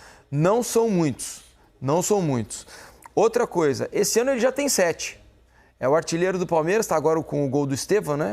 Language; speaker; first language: Portuguese; native; Portuguese